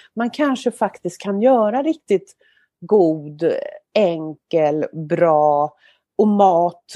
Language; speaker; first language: Swedish; native; Swedish